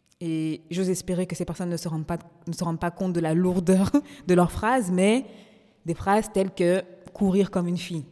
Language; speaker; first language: French; native; French